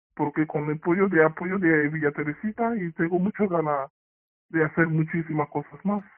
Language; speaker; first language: Spanish; non-native, fluent; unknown